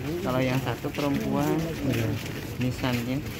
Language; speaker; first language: Indonesian; native; Indonesian